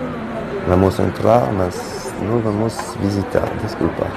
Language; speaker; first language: Portuguese; non-native, fluent; French